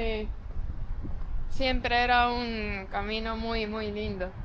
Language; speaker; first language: Spanish; non-native, fluent; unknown